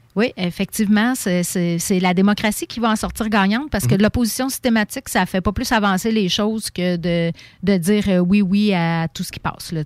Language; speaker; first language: French; native; French